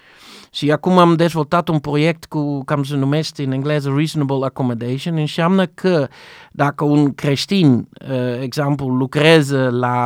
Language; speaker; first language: Romanian; non-native, learner; Dutch